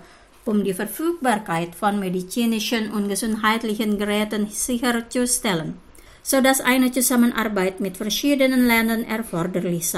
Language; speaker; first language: German; non-native, fluent; Indonesian